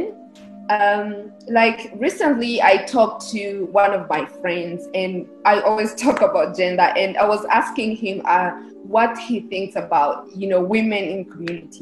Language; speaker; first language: English; non-native, local second language; Kinyarwanda